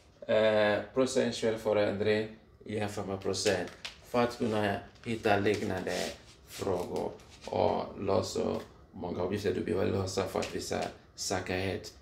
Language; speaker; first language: Swedish; non-native, fluent; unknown